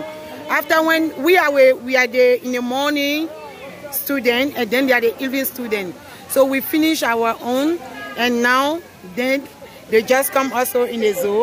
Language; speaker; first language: English; non-native, learner; French